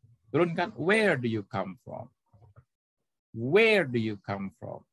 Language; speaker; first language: English; non-native, fluent; Indonesian